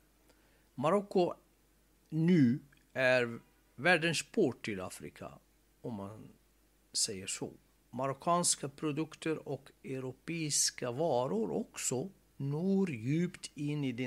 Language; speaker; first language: Swedish; non-native, fluent; Arabic